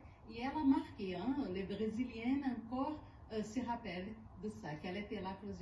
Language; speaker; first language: French; non-native, fluent; Portuguese